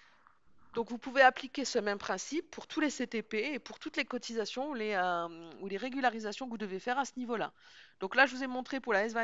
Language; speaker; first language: French; native; French